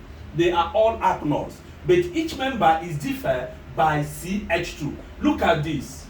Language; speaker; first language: English; non-native, local second language; Igbo